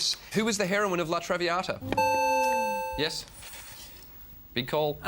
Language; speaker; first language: English; native; English